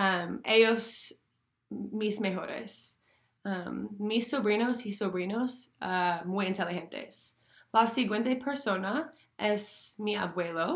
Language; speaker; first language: Spanish; non-native, learner; English